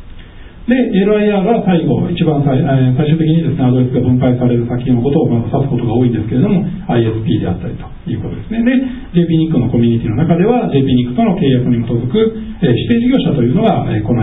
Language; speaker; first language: Japanese; native; Japanese